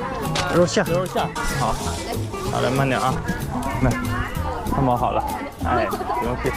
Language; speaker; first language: Chinese; native; Chinese